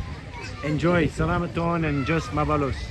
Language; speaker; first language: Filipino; non-native, learner; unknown